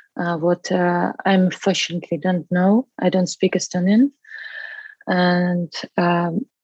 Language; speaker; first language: English; non-native, learner; Russian